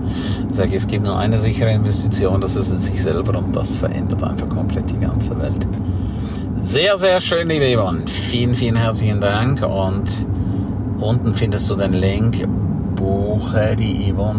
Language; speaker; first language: German; native; German